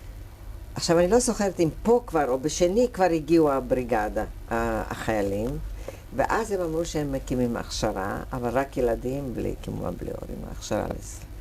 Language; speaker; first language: Hebrew; early bilingual, other home language; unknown